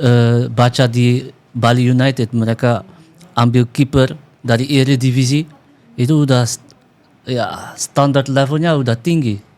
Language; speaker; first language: Indonesian; early bilingual, heritage; Dutch